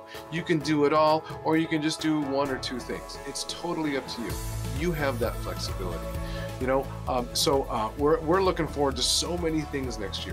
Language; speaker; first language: English; native; English